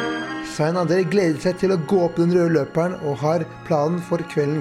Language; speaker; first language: Norwegian; native; Norwegian